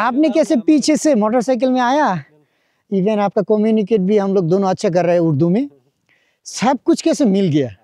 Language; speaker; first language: Hindi; non-native, fluent; Bangla